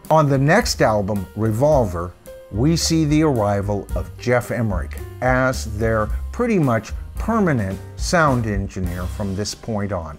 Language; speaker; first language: English; native; English